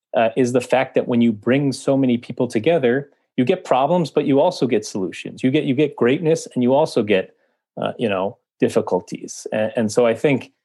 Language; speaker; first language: English; native; English